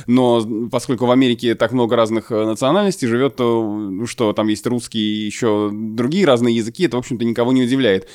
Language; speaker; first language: Russian; native; Russian